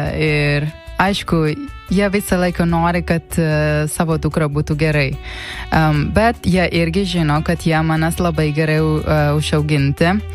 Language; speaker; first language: Lithuanian; non-native, learner; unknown